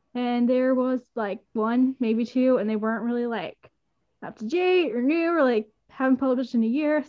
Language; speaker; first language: English; native; English